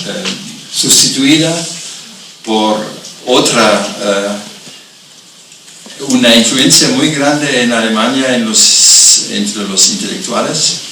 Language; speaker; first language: Spanish; non-native, fluent; German